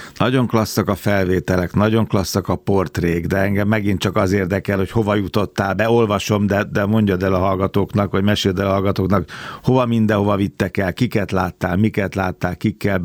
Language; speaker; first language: Hungarian; native; Hungarian